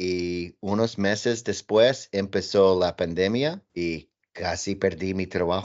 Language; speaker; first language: Spanish; non-native, learner; English